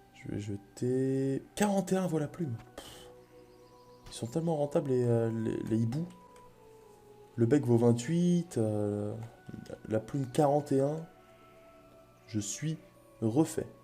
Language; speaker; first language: French; native; French